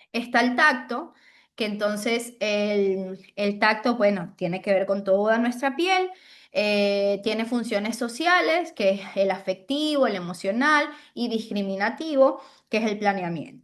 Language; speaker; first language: Spanish; native; Spanish